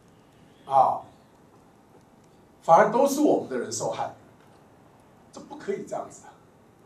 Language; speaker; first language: Chinese; native; Chinese